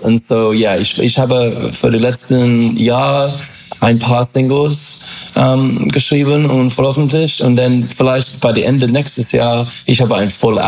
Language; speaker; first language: German; non-native, fluent; English